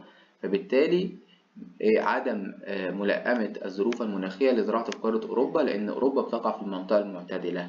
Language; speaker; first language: Arabic; native; Arabic